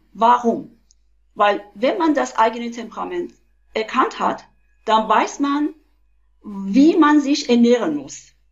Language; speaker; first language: German; non-native, fluent; Persian